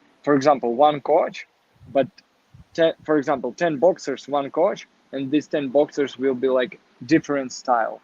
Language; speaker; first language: English; non-native, learner; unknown